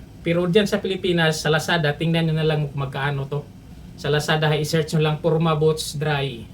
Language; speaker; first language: Filipino; non-native, local second language; Cebuano